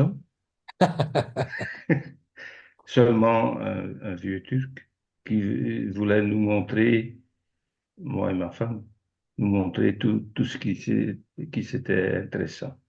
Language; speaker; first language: French; non-native, fluent; Dutch